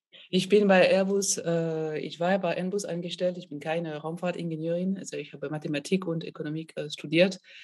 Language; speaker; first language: German; non-native, fluent; French